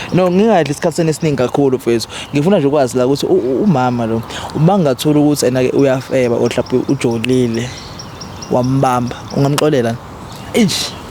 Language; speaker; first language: Zulu; native; Zulu